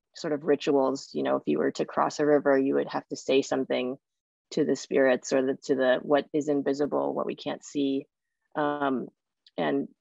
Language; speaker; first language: English; native; English